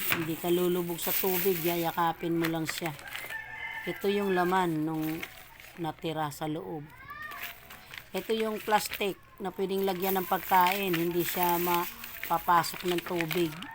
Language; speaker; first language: Filipino; native; Filipino